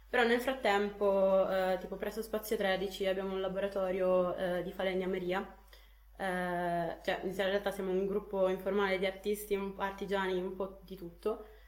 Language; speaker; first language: Italian; native; Italian